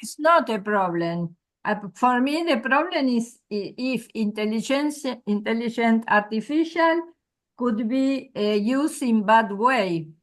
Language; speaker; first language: English; non-native, learner; Spanish